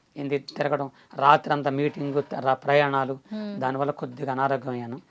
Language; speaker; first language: Telugu; non-native, local second language; Koya